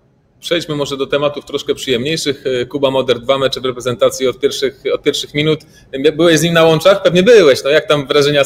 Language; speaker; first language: Polish; native; Polish